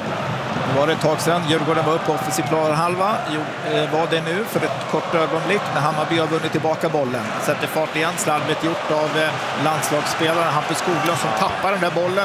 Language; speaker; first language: Swedish; native; Swedish